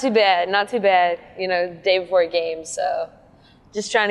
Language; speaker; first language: English; native; English